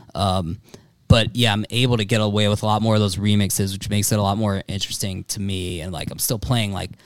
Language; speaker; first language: English; native; English